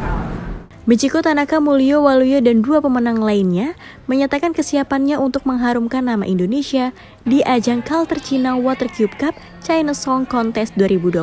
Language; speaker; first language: Indonesian; native; Indonesian